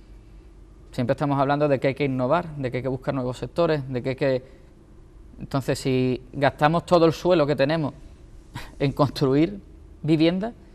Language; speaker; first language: Spanish; native; Spanish